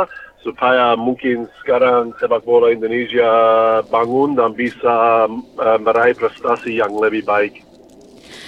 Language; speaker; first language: Indonesian; non-native, fluent; English